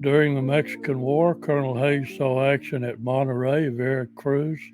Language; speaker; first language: English; native; English